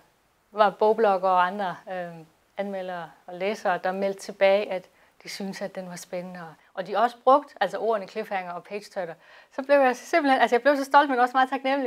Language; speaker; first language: Danish; native; Danish